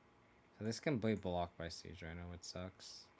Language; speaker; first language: English; native; English